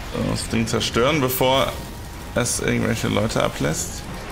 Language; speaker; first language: German; native; German